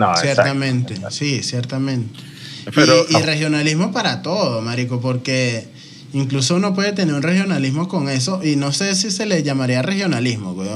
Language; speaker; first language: Spanish; native; Spanish